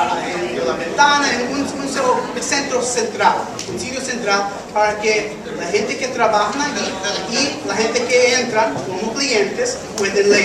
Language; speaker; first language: Spanish; early bilingual, heritage; English